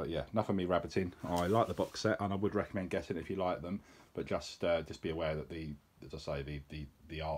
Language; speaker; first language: English; native; English